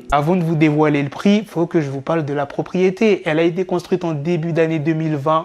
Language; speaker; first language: French; native; French